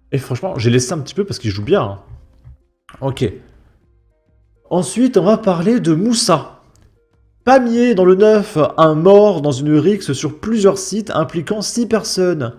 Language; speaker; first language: French; native; French